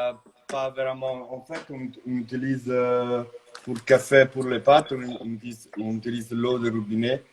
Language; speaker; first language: French; non-native, fluent; Italian